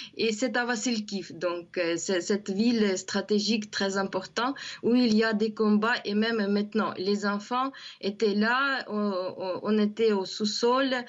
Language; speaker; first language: French; non-native, fluent; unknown